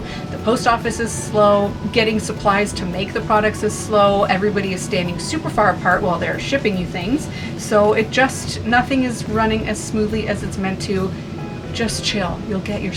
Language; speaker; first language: English; native; English